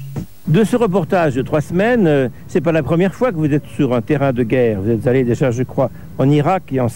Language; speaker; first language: French; native; French